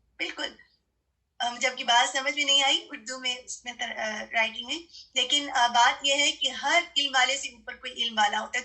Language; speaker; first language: Urdu; native; Urdu